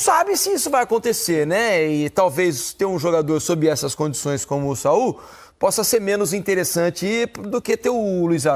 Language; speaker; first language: Portuguese; native; Portuguese